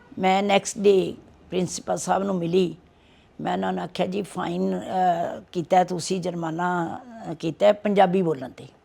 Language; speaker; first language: Punjabi; native; Punjabi